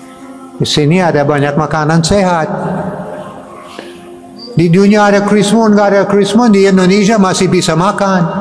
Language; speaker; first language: Indonesian; non-native, fluent; English